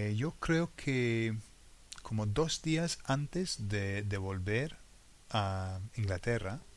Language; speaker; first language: Spanish; non-native, fluent; English